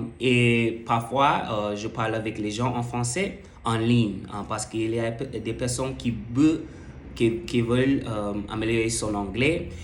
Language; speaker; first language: French; non-native, learner; English